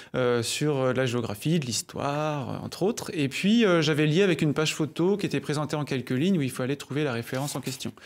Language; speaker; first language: French; native; French